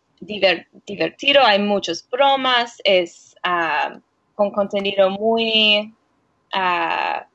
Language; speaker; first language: Spanish; non-native, learner; English